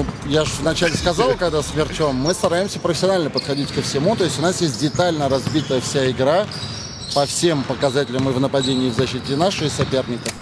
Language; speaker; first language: Russian; native; Russian